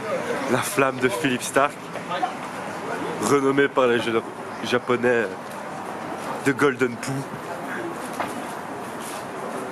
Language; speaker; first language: French; native; French